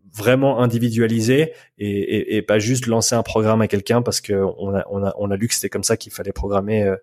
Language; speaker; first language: French; native; French